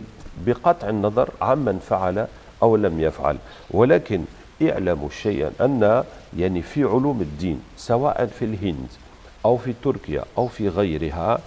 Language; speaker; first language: Arabic; native; Arabic